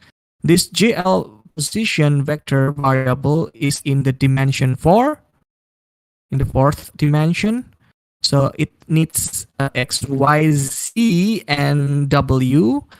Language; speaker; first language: English; non-native, fluent; Indonesian